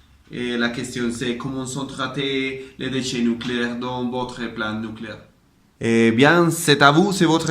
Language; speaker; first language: French; non-native, learner; Spanish